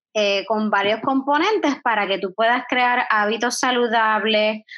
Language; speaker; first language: Spanish; native; Spanish